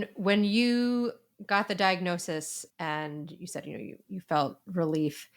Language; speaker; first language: English; native; English